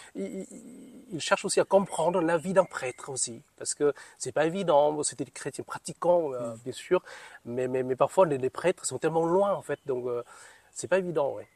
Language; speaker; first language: French; non-native, fluent; Vietnamese